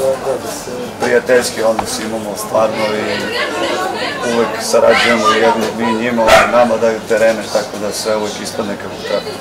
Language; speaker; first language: Serbian; native; Serbian